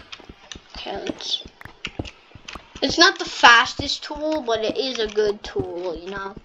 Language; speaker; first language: English; native; English